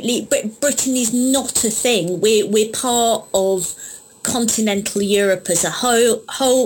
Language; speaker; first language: English; native; English